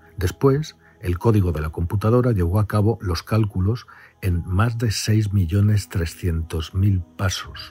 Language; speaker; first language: Spanish; native; Spanish